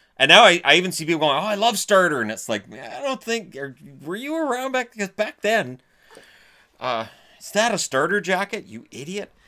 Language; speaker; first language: English; native; English